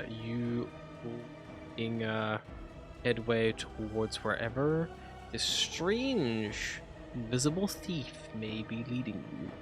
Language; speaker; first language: English; native; English